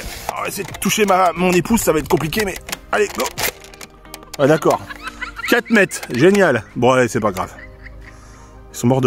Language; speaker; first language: French; native; French